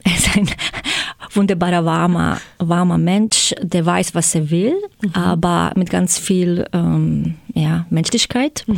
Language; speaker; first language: German; non-native, fluent; Croatian